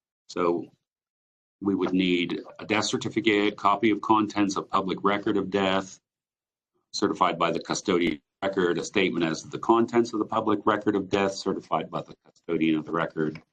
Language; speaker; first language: English; native; English